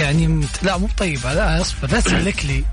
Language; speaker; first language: Arabic; native; Arabic